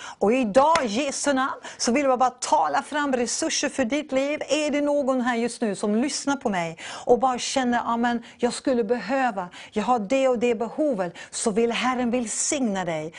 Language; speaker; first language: Swedish; non-native, fluent; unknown